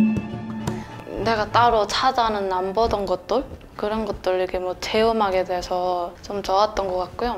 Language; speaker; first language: Korean; native; Korean